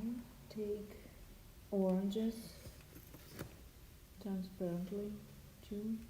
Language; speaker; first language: English; non-native, learner; Russian